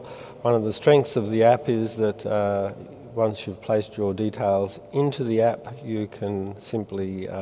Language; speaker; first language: English; native; English